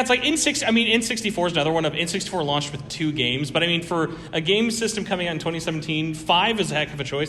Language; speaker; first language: English; native; English